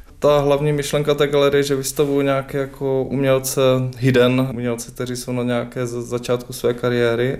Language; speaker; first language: Czech; native; Czech